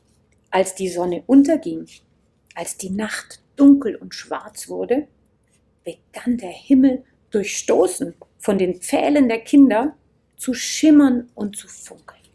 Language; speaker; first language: German; native; German